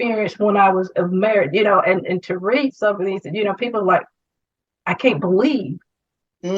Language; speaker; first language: English; native; English